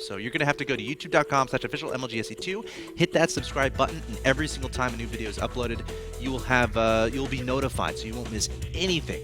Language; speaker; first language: English; native; English